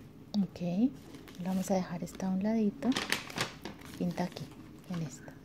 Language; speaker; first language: Spanish; native; Spanish